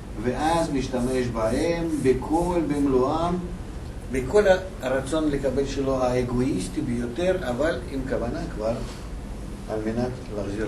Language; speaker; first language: Hebrew; non-native, fluent; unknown